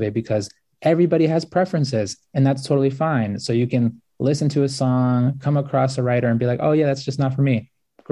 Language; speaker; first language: English; native; English